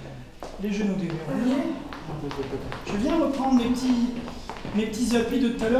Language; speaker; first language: French; native; French